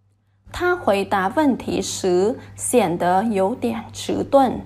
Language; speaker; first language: Chinese; non-native, fluent; Vietnamese